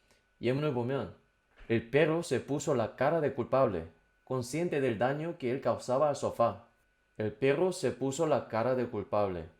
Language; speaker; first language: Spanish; non-native, fluent; Korean